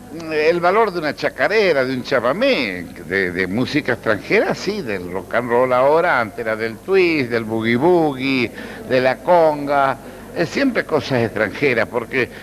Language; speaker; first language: Spanish; native; Spanish